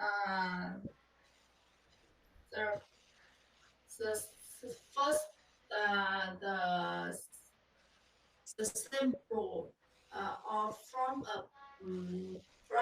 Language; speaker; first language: English; non-native, learner; Vietnamese